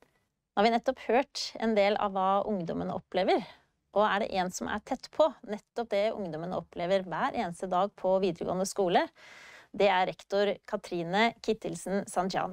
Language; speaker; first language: Norwegian; native; Norwegian